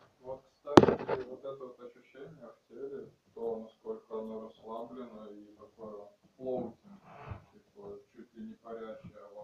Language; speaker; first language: Russian; native; Russian